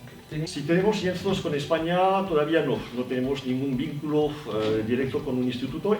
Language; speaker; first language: Spanish; non-native, fluent; French